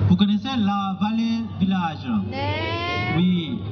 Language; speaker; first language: French; non-native, fluent; Korean